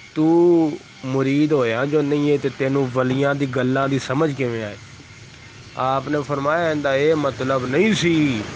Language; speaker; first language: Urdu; non-native, local second language; Punjabi